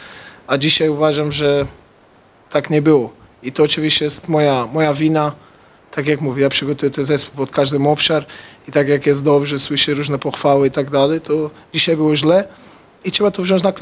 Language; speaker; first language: Polish; non-native, fluent; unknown